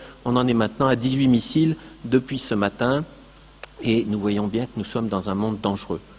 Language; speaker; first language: French; native; French